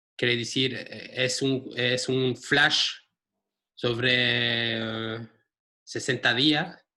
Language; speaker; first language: Spanish; non-native, fluent; French